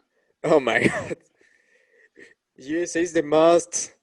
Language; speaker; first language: English; non-native, learner; Spanish